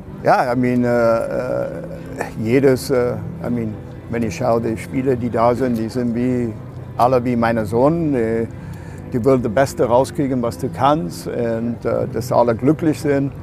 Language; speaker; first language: German; non-native, fluent; English